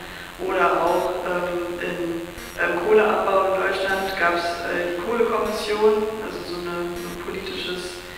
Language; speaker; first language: German; native; German